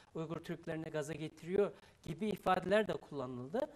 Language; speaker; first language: Turkish; non-native, fluent; Uyghur